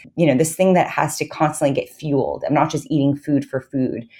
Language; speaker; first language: English; native; English